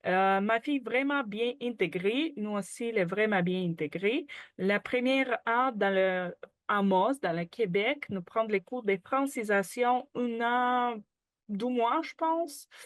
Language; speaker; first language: French; non-native, learner; Ukrainian